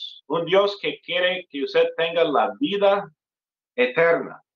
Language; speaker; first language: Spanish; non-native, fluent; English